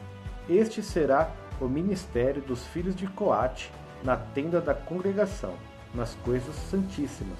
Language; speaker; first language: Portuguese; native; Portuguese